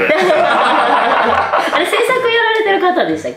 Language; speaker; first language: Japanese; native; Japanese